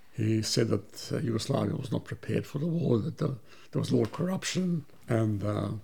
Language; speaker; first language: English; early bilingual, other home language; Serbian